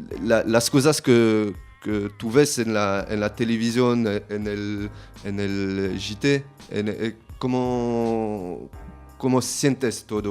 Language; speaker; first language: Spanish; non-native, learner; French